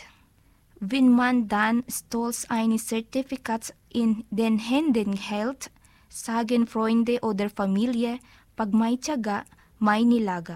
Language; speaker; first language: German; non-native, learner; Filipino